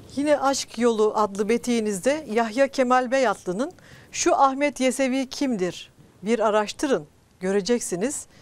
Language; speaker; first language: Turkish; native; Turkish